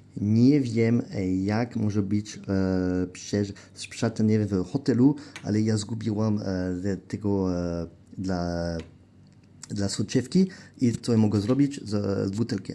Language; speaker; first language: Polish; non-native, learner; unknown